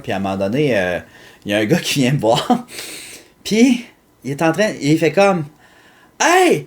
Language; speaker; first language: French; native; French